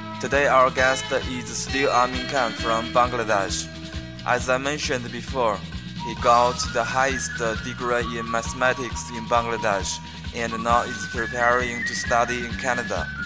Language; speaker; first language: English; non-native, fluent; Chinese